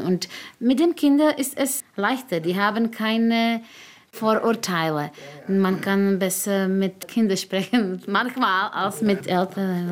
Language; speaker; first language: German; non-native, fluent; Czech